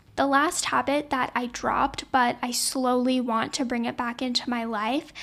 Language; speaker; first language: English; native; English